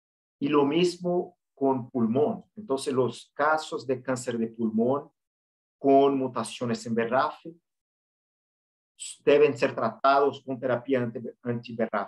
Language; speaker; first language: Spanish; non-native, fluent; Portuguese